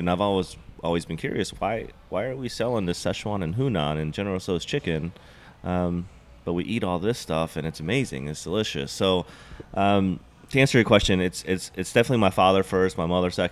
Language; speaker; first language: English; native; English